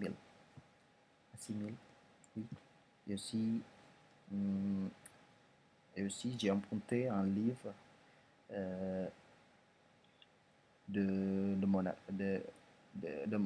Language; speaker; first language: French; non-native, learner; Indonesian